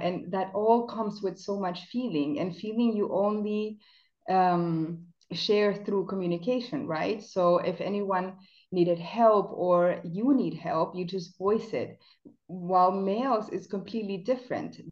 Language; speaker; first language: English; non-native, fluent; Spanish